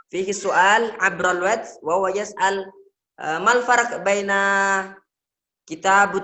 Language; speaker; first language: Arabic; non-native, fluent; Indonesian